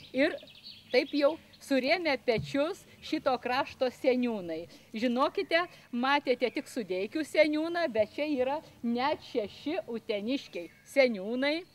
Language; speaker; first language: Lithuanian; native; Lithuanian